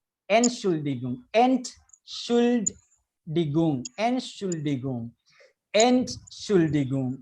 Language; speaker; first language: German; non-native, learner; Malayalam